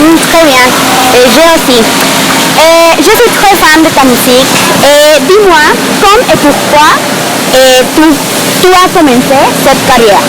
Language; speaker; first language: French; non-native, learner; Spanish